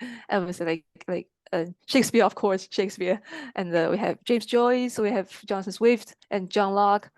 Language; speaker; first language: English; non-native, fluent; Chinese